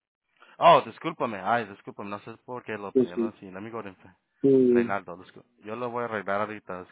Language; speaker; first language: Spanish; early bilingual, heritage; Spanish